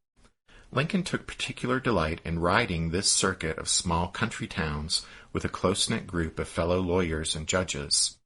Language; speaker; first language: English; native; English